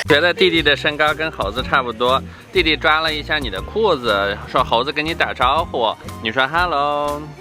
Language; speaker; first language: Chinese; native; Chinese